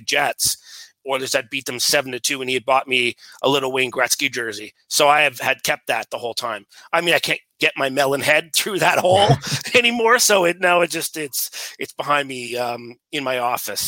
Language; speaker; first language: English; native; English